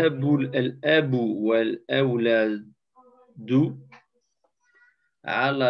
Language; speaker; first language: Arabic; non-native, learner; French